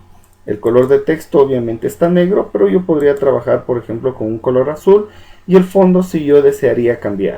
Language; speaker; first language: Spanish; native; Spanish